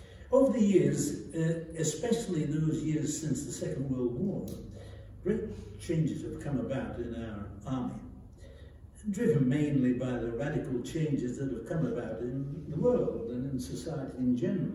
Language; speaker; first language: English; native; English